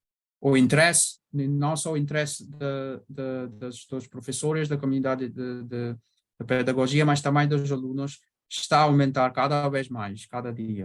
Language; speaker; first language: Portuguese; non-native, learner; Bangla